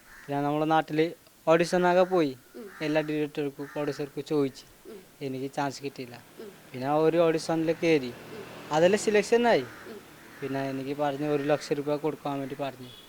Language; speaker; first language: Malayalam; non-native, learner; Odia